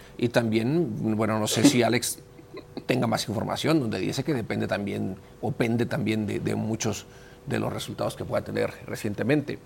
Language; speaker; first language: Spanish; native; Spanish